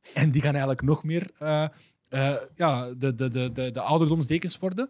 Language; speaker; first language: Dutch; early bilingual, other home language; Arabic